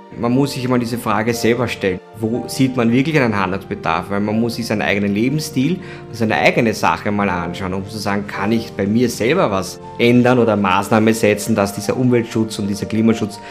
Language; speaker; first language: German; native; German